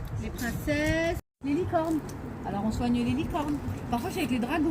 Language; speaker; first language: French; native; French